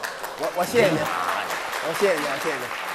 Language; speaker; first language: Chinese; native; Chinese